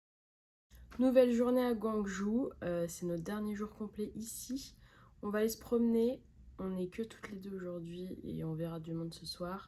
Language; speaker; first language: French; native; French